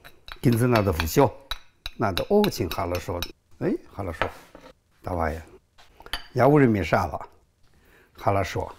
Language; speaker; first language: Russian; non-native, learner; Chinese